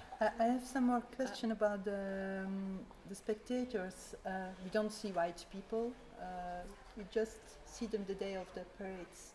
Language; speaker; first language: English; non-native, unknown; French